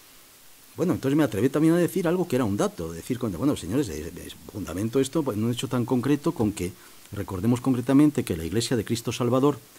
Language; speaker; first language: Spanish; native; Spanish